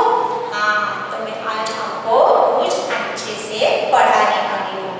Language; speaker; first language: Hindi; native; Hindi